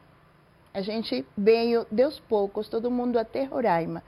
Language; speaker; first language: Portuguese; non-native, fluent; Spanish